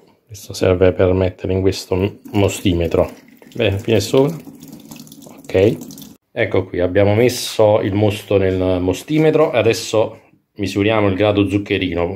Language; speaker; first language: Italian; native; Italian